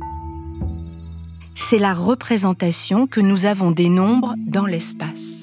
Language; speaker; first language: French; native; French